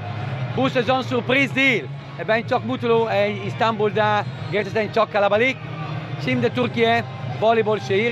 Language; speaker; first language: Turkish; non-native, learner; Italian